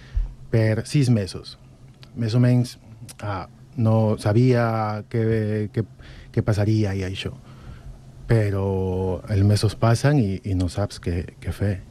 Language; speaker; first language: Catalan; non-native, fluent; Spanish